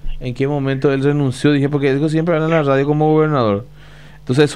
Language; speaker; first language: Spanish; native; Spanish